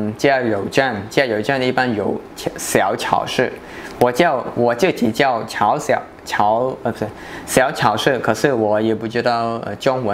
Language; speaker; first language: Chinese; non-native, fluent; Khmer